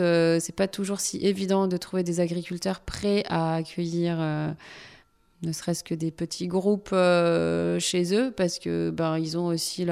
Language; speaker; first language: French; native; French